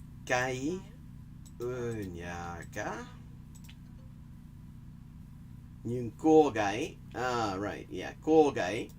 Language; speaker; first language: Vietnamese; non-native, learner; English